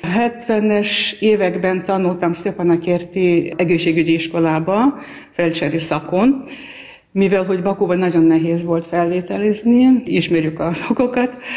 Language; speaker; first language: Hungarian; non-native, fluent; Armenian